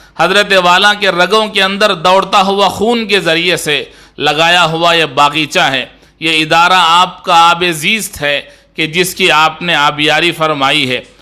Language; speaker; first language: Urdu; native; Urdu